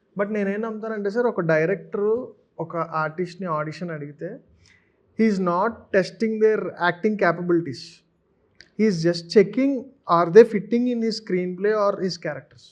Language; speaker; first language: Telugu; native; Telugu